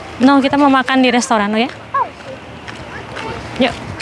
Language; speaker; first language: Indonesian; native; Indonesian